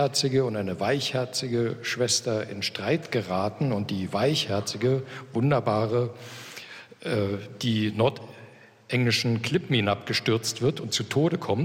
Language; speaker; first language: German; native; German